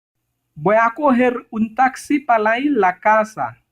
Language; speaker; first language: Spanish; non-native, learner; Haitian Creole